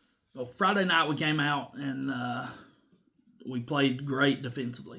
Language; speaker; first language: English; native; English